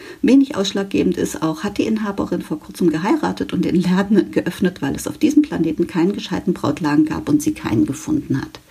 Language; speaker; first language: German; native; German